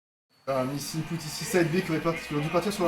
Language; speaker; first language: French; native; French